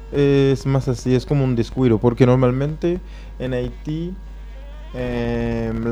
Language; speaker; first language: Spanish; non-native, fluent; Haitian Creole